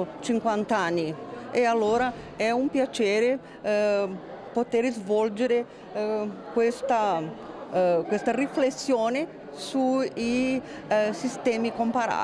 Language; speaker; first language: Italian; non-native, fluent; Portuguese